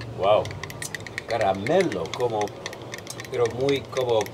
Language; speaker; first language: Spanish; non-native, fluent; Dutch